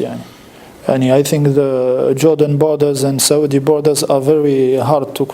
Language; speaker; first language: English; non-native, fluent; French